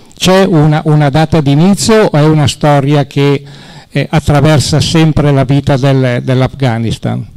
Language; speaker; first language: Italian; native; Italian